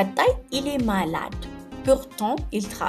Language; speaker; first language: French; non-native, fluent; Amharic